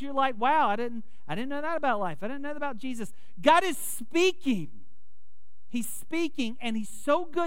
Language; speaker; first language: English; native; English